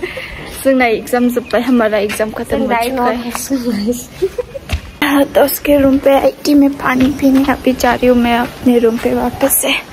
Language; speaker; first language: Hindi; non-native, local second language; Bodo